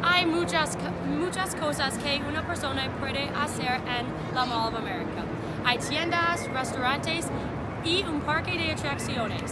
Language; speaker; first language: Spanish; non-native, learner; English